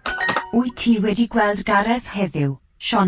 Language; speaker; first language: Welsh; non-native, learner; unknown